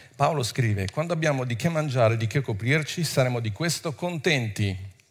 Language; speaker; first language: Italian; non-native, fluent; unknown